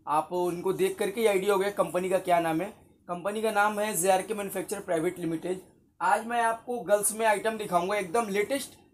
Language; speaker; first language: Hindi; native; Hindi